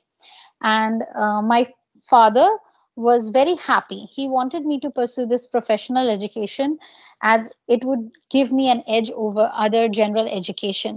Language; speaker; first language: English; non-native, local second language; Bangla